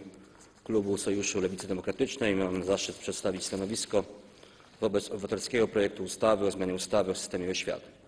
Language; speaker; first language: Polish; native; Polish